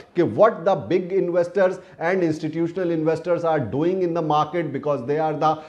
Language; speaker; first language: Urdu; native; Urdu